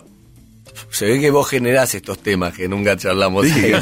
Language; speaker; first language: Spanish; native; Spanish